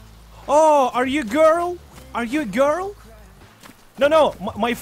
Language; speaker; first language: English; non-native, learner; Russian